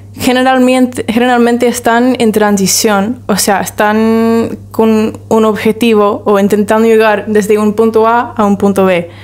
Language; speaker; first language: Spanish; non-native, fluent; English